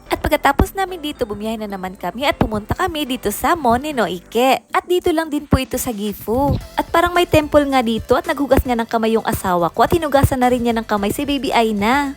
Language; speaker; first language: Filipino; native; Filipino